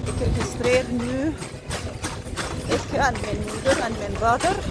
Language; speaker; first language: Dutch; non-native, learner; Arabic